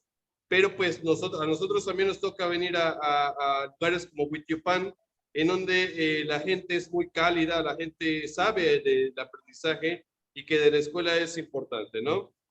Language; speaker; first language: Spanish; native; Spanish